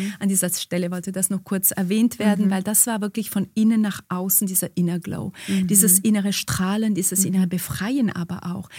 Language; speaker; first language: German; early bilingual, other home language; Romanian